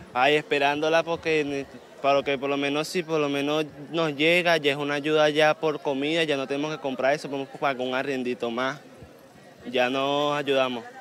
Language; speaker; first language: Spanish; native; Spanish